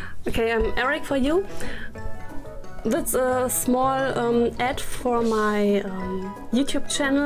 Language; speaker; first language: English; non-native, learner; German